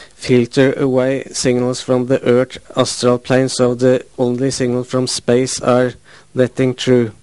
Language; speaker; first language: English; non-native, fluent; Norwegian